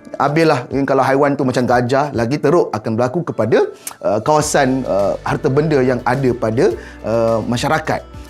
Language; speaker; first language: Malay; native; Malay